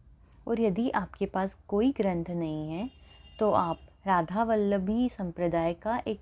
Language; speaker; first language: Hindi; native; Hindi